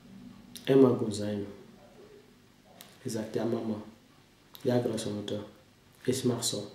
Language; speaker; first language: German; non-native, learner; French